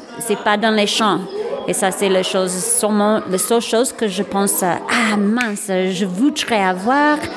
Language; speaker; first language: French; non-native, learner; English